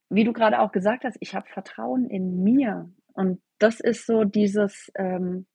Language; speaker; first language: German; native; German